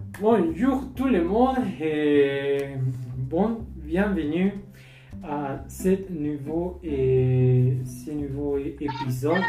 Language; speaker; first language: French; non-native, learner; Spanish